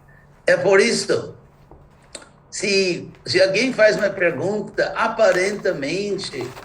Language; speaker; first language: Portuguese; non-native, fluent; English